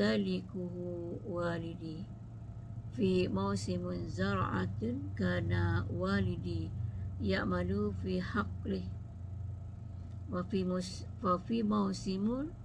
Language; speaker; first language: Arabic; non-native, learner; Malay